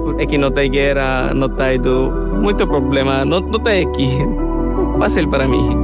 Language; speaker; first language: Portuguese; non-native, learner; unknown